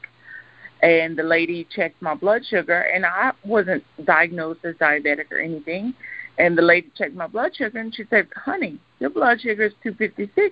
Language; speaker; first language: English; native; English